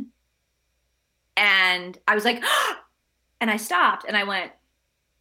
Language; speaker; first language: English; early bilingual, other home language; Spanish